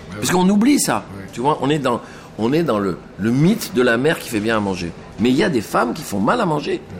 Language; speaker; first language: French; native; French